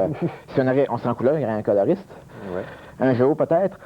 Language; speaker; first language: French; native; French